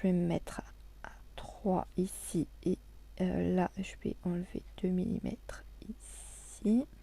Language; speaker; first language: French; native; French